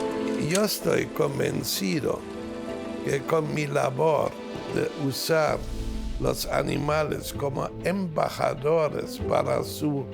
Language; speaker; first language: Spanish; non-native, fluent; German